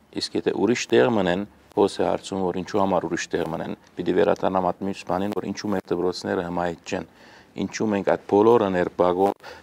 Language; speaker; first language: Armenian; early bilingual, heritage; Armenian